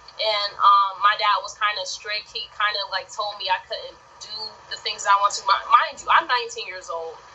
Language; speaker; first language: English; native; English